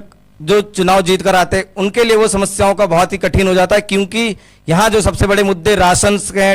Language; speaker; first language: Hindi; native; Hindi